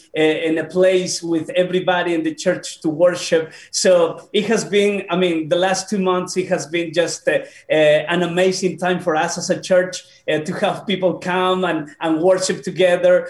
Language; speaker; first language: English; non-native, fluent; Spanish